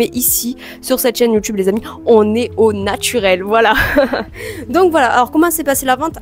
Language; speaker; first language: French; native; French